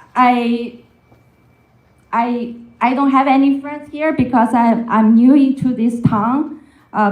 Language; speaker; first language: English; non-native, fluent; Chinese